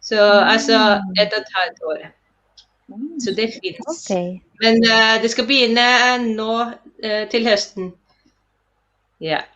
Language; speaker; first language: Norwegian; non-native, fluent; Filipino